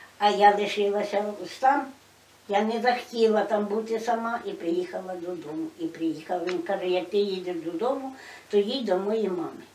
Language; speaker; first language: Ukrainian; native; Ukrainian